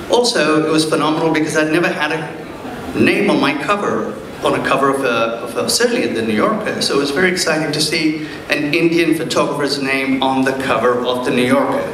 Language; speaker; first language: English; early bilingual, other home language; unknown